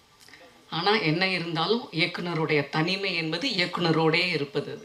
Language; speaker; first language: Tamil; native; Tamil